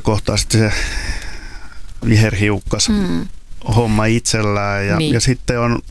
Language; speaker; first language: Finnish; native; Finnish